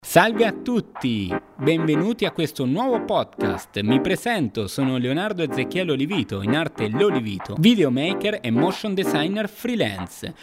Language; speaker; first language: Italian; non-native, fluent; Spanish